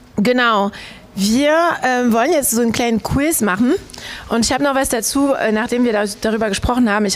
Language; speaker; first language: German; non-native, fluent; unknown